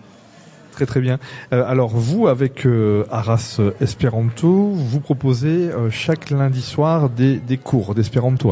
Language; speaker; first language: French; native; French